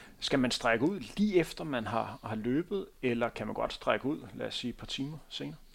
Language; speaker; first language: Danish; native; Danish